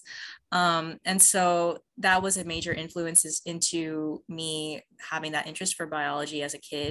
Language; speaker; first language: English; native; English